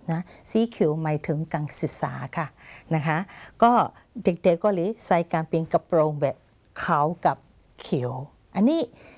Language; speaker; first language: Thai; non-native, fluent; Burmese